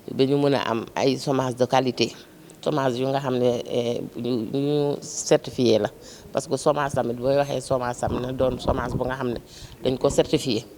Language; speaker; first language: Wolof; non-native, local second language; Jola-Fonyi